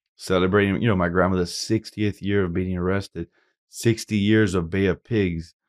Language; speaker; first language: English; native; English